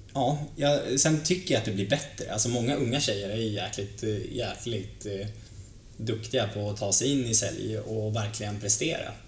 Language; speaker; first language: Swedish; native; Swedish